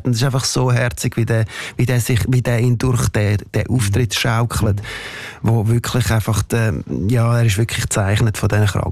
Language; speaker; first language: German; native; German